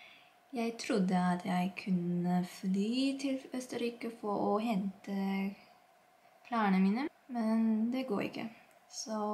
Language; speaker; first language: Norwegian; non-native, learner; Filipino